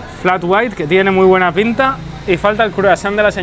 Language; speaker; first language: Spanish; native; Spanish